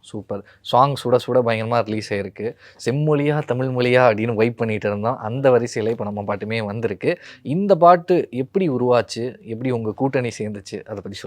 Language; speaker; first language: Tamil; native; Tamil